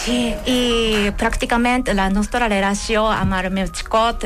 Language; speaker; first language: Catalan; non-native, learner; Japanese